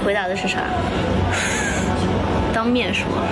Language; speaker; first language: Chinese; native; Chinese